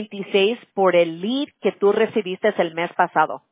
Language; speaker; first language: Spanish; early bilingual, heritage; English